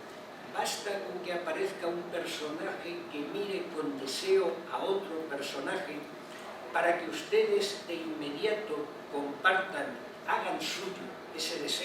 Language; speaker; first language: Spanish; native; Spanish